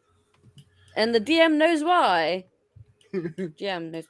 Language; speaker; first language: English; native; English